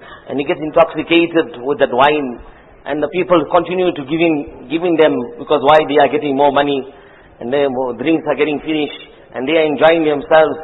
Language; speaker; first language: English; native; English